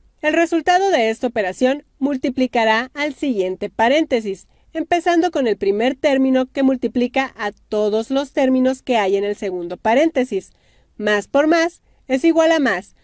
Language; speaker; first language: Spanish; native; Spanish